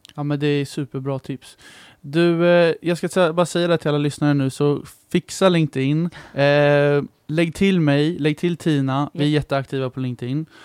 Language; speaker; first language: Swedish; native; Swedish